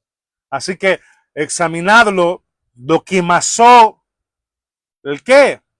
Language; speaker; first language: Spanish; native; Spanish